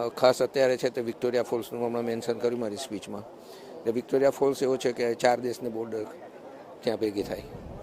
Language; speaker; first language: Gujarati; early bilingual, heritage; Gujarati